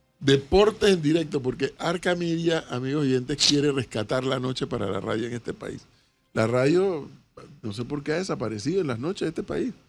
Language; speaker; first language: Spanish; native; Spanish